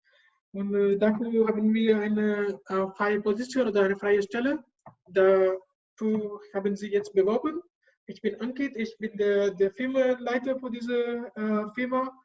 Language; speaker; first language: German; non-native, learner; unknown